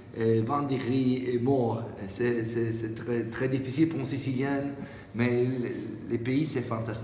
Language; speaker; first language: French; non-native, learner; Italian